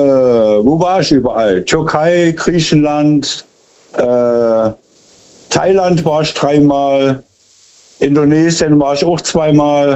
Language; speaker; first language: German; native; German